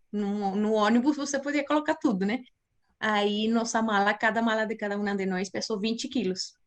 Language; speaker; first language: Portuguese; non-native, fluent; Spanish